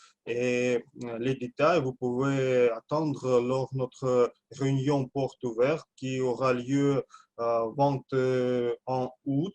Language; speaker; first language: French; non-native, fluent; Russian